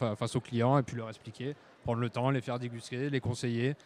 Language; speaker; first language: French; native; French